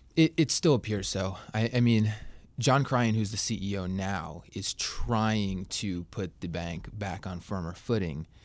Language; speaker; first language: English; native; English